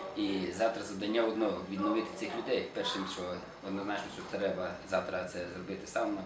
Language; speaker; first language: Ukrainian; native; Ukrainian